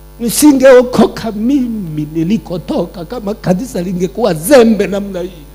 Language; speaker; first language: Swahili; non-native, local second language; Sukuma